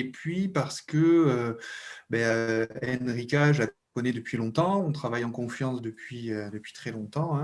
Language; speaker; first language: French; native; French